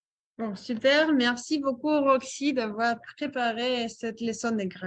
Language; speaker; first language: French; non-native, fluent; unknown